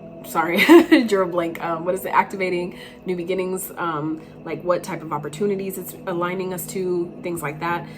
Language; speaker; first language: English; native; English